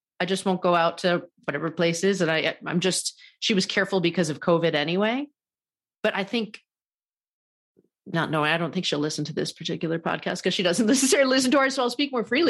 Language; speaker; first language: English; native; English